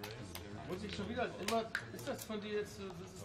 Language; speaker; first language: German; native; German